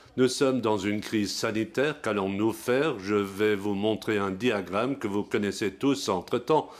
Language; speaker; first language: French; non-native, local second language; Luxembourgish